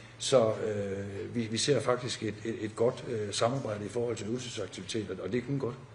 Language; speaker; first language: Danish; native; Danish